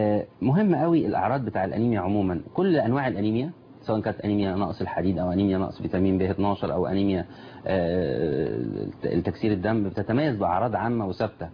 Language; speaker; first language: Arabic; native; Arabic